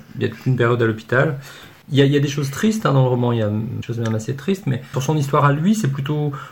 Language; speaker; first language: French; native; French